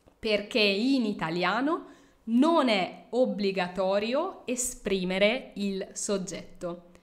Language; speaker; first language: Italian; native; Italian